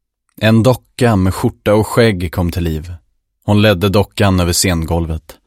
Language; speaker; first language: Swedish; native; Swedish